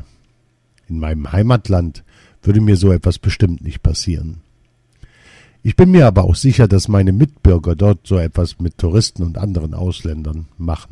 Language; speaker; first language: German; early bilingual, other home language; Arabic